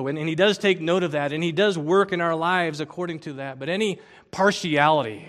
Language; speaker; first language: English; native; English